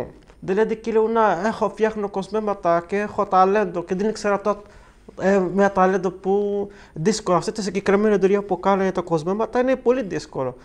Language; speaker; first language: Greek; non-native, learner; Arabic